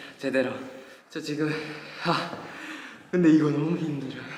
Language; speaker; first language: Korean; non-native, fluent; Japanese